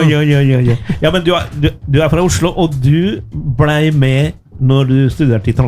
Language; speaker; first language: Norwegian; non-native, fluent; Spanish